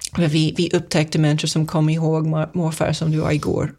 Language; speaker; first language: Swedish; non-native, fluent; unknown